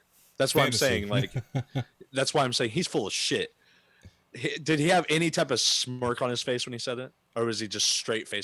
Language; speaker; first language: English; native; English